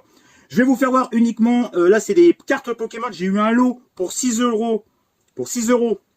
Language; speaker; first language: French; native; French